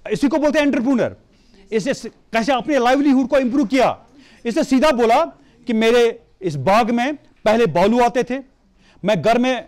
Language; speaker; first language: Hindi; non-native, local second language; Kashmiri